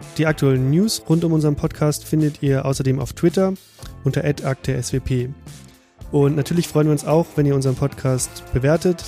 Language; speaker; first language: German; native; German